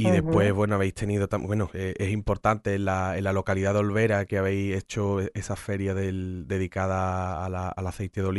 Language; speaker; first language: Spanish; native; Spanish